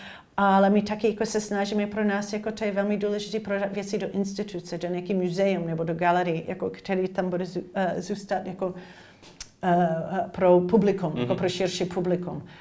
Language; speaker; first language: Czech; non-native, learner; English